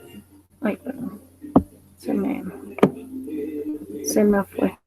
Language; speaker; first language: Spanish; native; Spanish